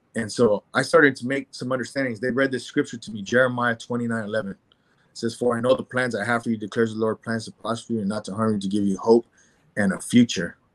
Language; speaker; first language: English; native; English